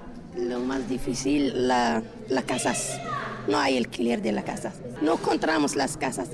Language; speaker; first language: Spanish; non-native, learner; Arabic